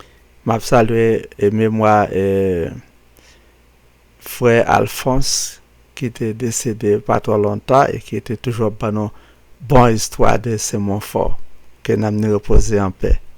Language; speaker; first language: French; non-native, local second language; Haitian Creole